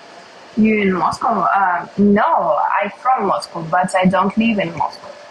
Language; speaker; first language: English; non-native, learner; Russian